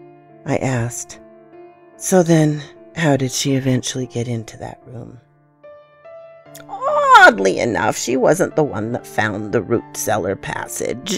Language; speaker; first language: English; native; English